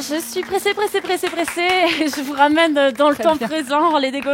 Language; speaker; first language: French; native; French